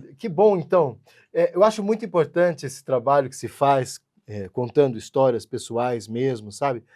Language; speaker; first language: Portuguese; native; Portuguese